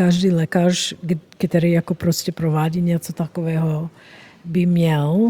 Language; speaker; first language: Czech; non-native, fluent; German